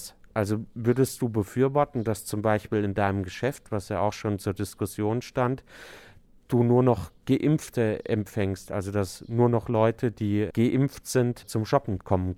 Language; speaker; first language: German; native; German